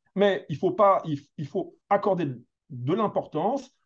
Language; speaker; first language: French; native; French